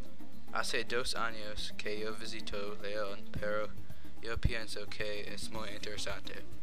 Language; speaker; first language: Spanish; non-native, learner; English